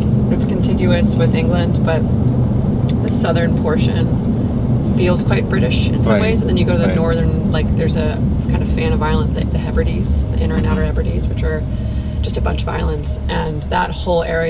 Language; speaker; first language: English; native; English